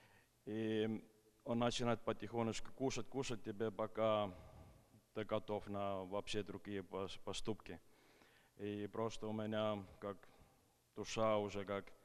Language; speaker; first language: Russian; non-native, fluent; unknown